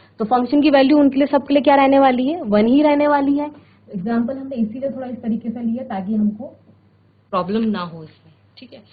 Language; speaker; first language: Hindi; native; Hindi